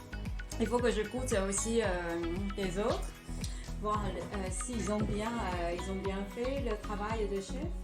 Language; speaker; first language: French; non-native, fluent; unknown